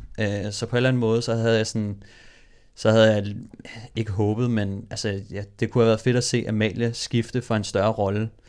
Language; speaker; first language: Danish; native; Danish